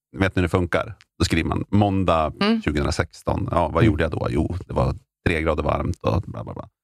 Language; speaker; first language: Swedish; native; Swedish